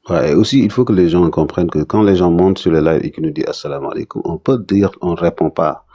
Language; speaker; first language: French; non-native, local second language; Wolof